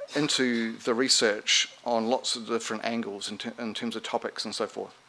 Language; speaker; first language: English; native; English